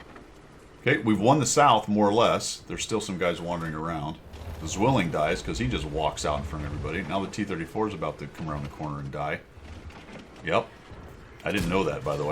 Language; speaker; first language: English; native; English